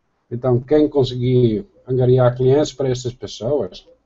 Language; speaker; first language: Portuguese; non-native, fluent; Dutch